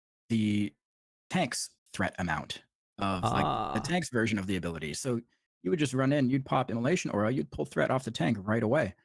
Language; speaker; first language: English; native; English